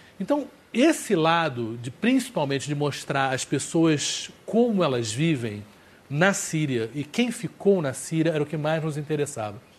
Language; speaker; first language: Portuguese; native; Portuguese